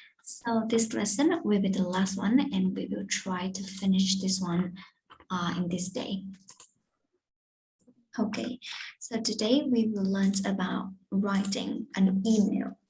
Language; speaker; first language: English; non-native, fluent; Vietnamese